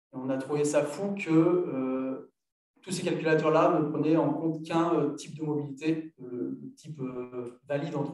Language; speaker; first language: French; native; French